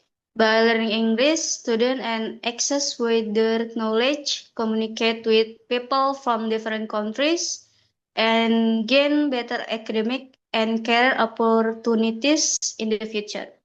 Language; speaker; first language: English; non-native, fluent; Indonesian